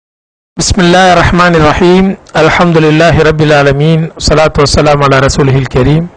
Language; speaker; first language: Arabic; non-native, fluent; Tamil